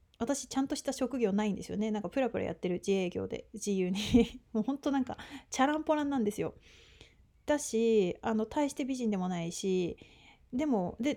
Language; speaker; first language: Japanese; native; Japanese